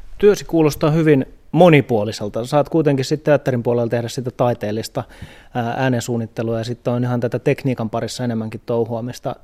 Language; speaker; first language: Finnish; native; Finnish